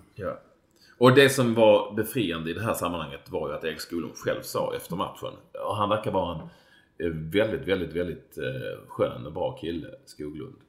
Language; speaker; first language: Swedish; native; Swedish